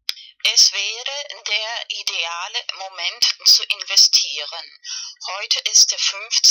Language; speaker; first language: German; non-native, fluent; Spanish